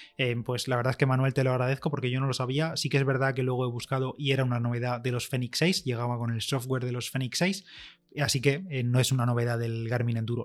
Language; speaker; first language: Spanish; native; Spanish